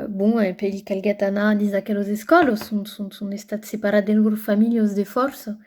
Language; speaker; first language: Occitan; non-native, local second language; French